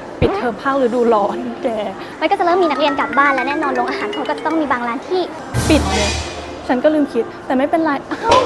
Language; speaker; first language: Thai; native; Thai